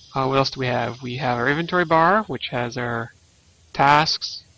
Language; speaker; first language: English; native; English